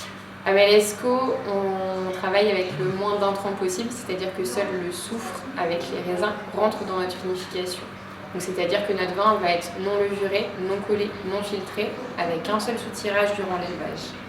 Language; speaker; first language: French; native; French